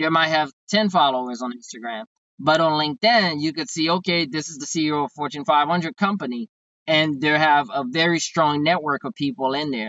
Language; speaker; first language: English; non-native, fluent; Haitian Creole